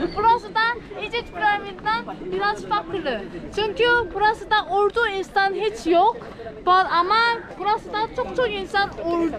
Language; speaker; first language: Turkish; non-native, learner; Spanish